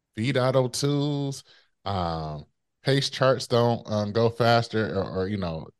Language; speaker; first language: English; native; English